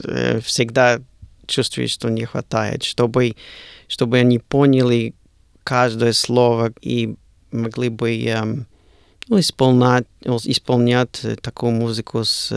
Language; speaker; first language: Russian; non-native, learner; English